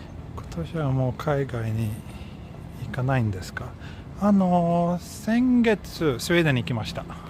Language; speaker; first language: Japanese; non-native, fluent; Swedish